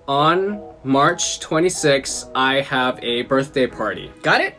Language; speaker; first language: English; native; English